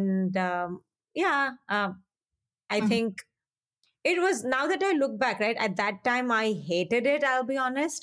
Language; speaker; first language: English; non-native, local second language; Hindi